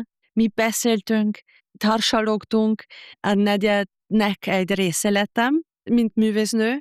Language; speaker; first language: Hungarian; non-native, fluent; German